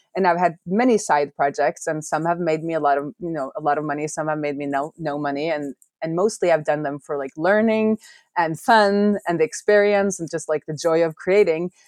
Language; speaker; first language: English; non-native, fluent; Norwegian